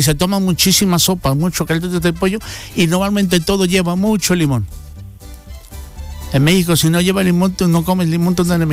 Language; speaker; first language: Spanish; native; Spanish